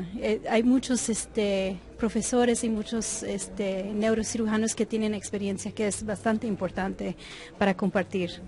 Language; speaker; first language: Spanish; early bilingual, heritage; English